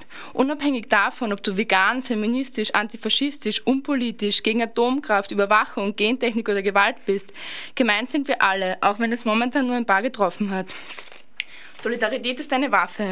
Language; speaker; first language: German; native; German